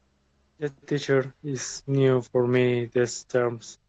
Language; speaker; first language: English; non-native, learner; Spanish